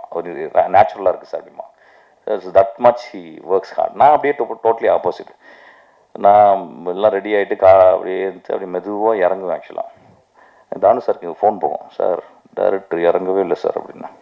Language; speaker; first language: Tamil; native; Tamil